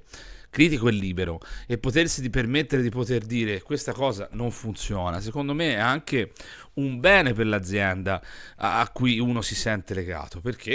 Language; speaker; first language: Italian; native; Italian